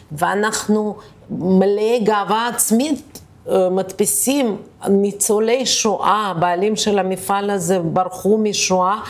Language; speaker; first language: Hebrew; early bilingual, other home language; Russian